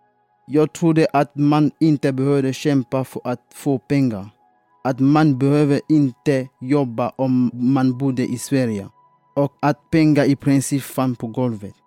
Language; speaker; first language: Swedish; non-native, fluent; French